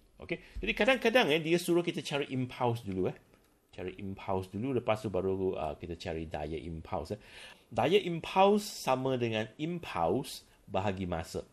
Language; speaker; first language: Malay; non-native, local second language; Chinese